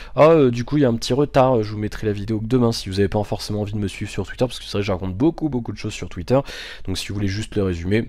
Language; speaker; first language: French; native; French